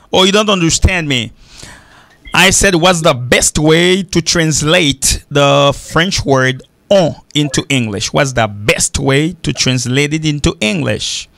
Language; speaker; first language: English; non-native, fluent; Haitian Creole